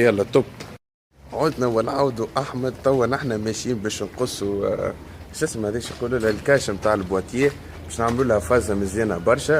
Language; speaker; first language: Arabic; native; Arabic